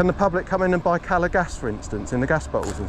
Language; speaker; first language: English; native; English